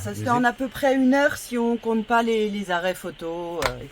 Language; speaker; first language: French; native; French